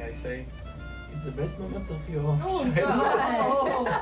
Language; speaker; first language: English; non-native, fluent; French